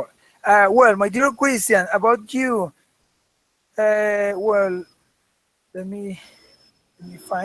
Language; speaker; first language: English; non-native, fluent; Spanish